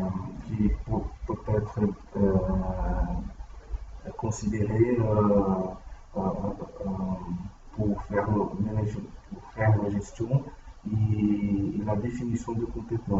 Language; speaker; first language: French; non-native, learner; Portuguese